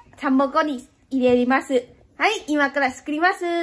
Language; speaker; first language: Japanese; non-native, fluent; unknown